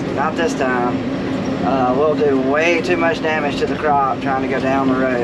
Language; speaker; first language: English; native; English